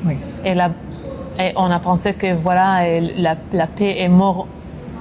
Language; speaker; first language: French; non-native, fluent; Hebrew